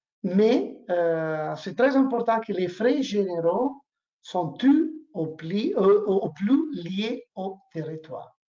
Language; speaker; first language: French; non-native, learner; Italian